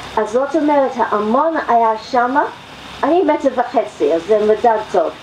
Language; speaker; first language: Hebrew; non-native, fluent; English